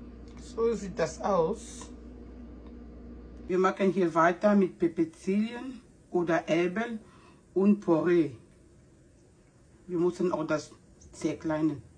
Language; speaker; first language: German; non-native, fluent; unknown